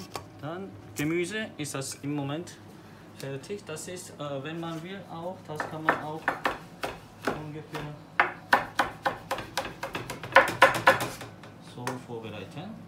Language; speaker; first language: German; non-native, learner; Korean